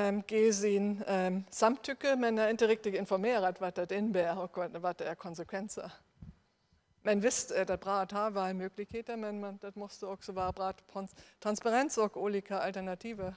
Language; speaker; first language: Swedish; non-native, fluent; German